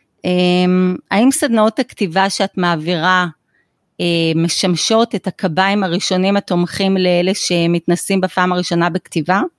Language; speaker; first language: Hebrew; native; Hebrew